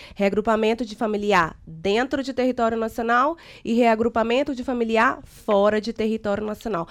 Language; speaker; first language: Portuguese; native; Portuguese